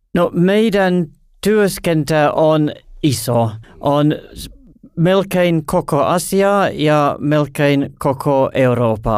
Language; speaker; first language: Finnish; non-native, learner; English